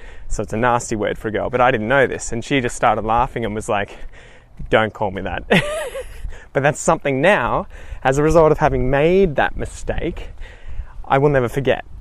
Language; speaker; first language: English; native; English